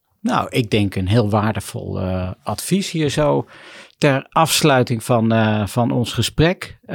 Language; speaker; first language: Dutch; native; Dutch